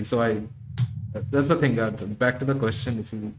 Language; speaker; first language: English; non-native, local second language; Bangla